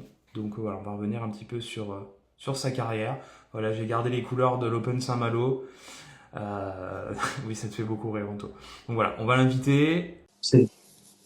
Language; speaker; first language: French; native; French